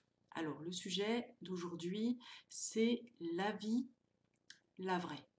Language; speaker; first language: French; native; French